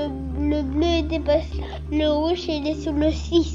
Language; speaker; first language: French; native; French